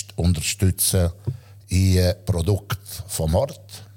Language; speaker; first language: German; non-native, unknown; Italian